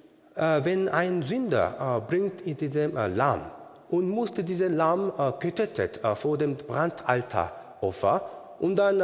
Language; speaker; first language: German; non-native, learner; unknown